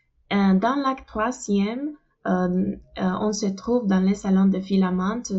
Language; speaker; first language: French; non-native, fluent; Spanish